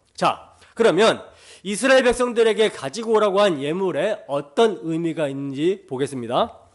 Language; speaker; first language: Korean; native; Korean